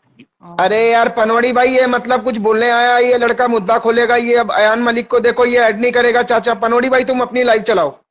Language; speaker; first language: Hindi; native; Hindi